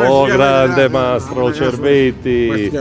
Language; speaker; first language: Russian; non-native, learner; Italian